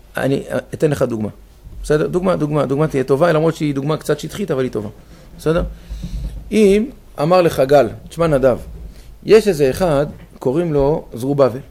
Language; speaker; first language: Hebrew; native; Hebrew